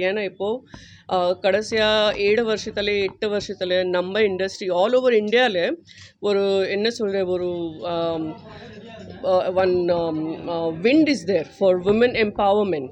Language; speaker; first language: Tamil; non-native, fluent; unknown